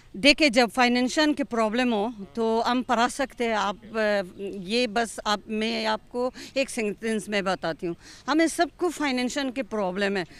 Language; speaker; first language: Hindi; non-native, fluent; Persian